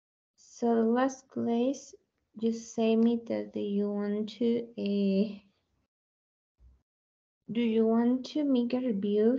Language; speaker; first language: English; non-native, learner; Spanish